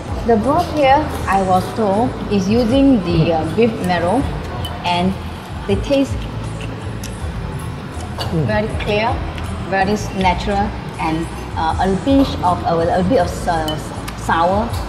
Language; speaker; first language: English; non-native, local second language; Chinese